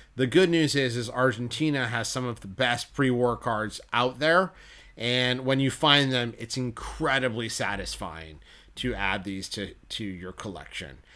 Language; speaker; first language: English; native; English